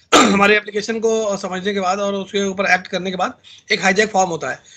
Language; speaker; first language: Hindi; native; Hindi